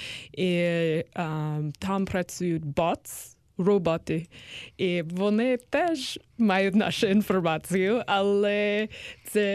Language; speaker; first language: Ukrainian; non-native, learner; English